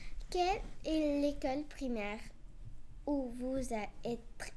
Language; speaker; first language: French; non-native, learner; English